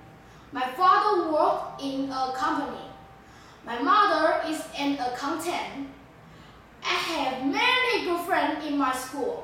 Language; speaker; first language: English; non-native, learner; Chinese